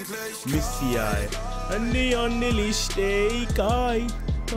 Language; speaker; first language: German; non-native, learner; English